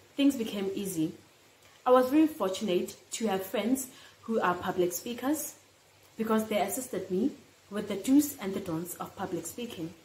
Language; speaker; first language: English; non-native, local second language; Southern Sotho